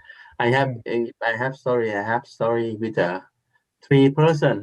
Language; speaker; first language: English; non-native, learner; Thai